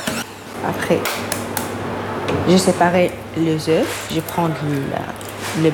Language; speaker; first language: French; non-native, learner; Arabic